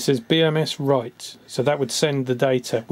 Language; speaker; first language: English; native; English